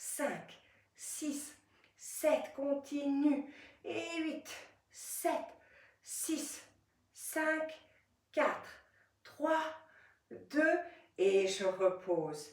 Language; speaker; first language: French; native; French